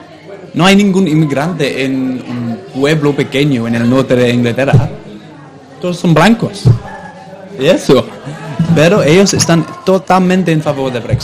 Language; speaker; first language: Spanish; non-native, fluent; English